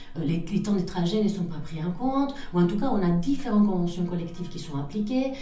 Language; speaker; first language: French; non-native, fluent; Spanish